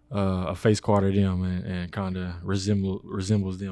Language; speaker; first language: English; native; English